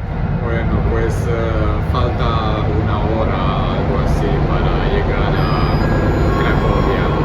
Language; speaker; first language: Spanish; non-native, fluent; German